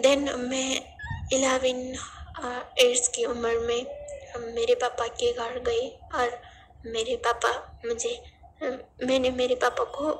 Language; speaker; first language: Hindi; non-native, learner; Nepali